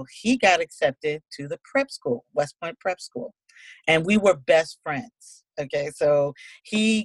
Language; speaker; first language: English; native; English